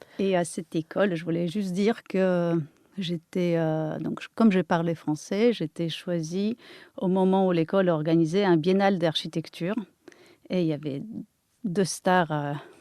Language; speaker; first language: French; non-native, fluent; Polish